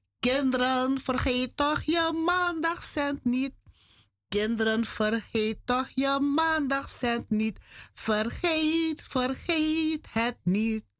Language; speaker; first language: Dutch; native; Dutch